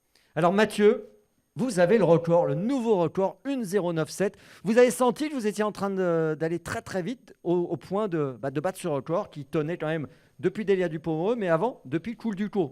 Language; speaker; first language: French; native; French